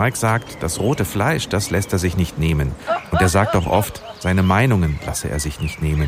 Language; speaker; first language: German; native; German